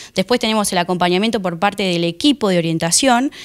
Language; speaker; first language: Spanish; native; Spanish